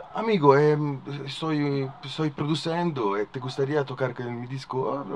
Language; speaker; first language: Spanish; non-native, learner; Italian